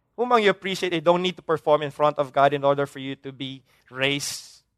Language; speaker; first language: English; non-native, local second language; Hiligaynon